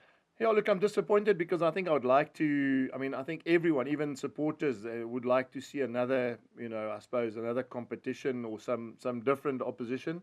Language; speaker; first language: English; native; English